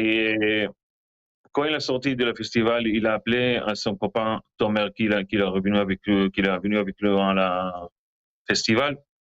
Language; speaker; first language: French; non-native, learner; Hebrew